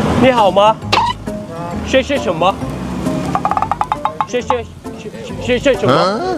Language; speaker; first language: Chinese; non-native, learner; Thai